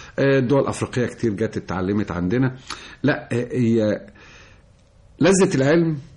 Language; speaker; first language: Egyptian Arabic; native; Egyptian Arabic